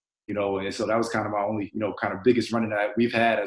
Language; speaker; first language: English; native; English